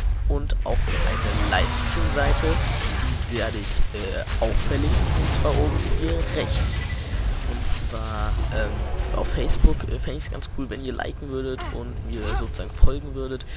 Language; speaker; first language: German; native; German